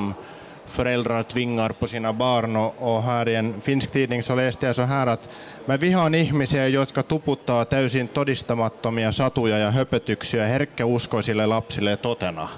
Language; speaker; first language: Swedish; native; Swedish